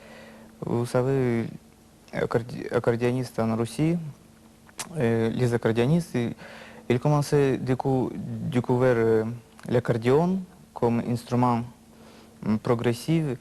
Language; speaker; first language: French; non-native, learner; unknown